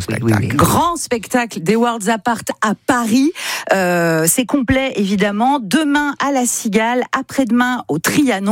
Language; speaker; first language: French; native; French